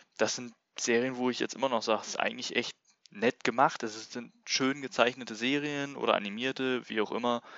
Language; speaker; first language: German; native; German